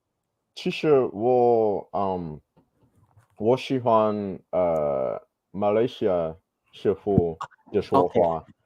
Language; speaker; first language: Chinese; non-native, learner; English